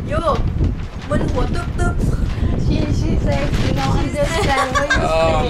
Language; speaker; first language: English; non-native, learner; Thai